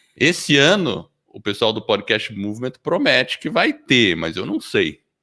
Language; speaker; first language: Portuguese; early bilingual, other home language; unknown